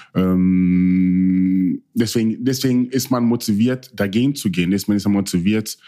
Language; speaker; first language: German; early bilingual, other home language; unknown